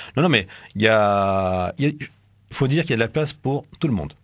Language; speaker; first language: French; native; French